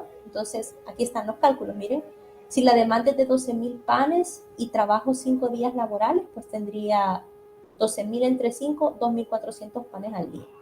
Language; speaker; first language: Spanish; native; Spanish